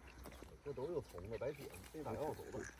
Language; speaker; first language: Chinese; native; Chinese